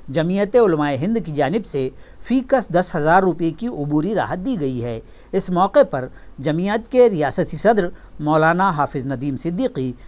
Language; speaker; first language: Urdu; native; Urdu